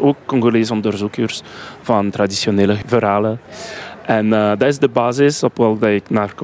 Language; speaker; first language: Dutch; non-native, local second language; French